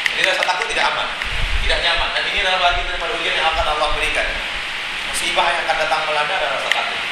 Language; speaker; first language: Indonesian; non-native, local second language; Minangkabau